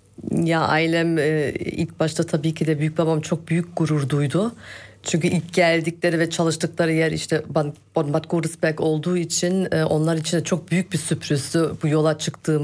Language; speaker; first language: Turkish; early bilingual, heritage; Turkish